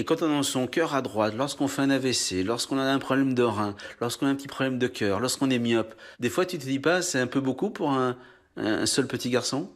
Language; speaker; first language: French; native; French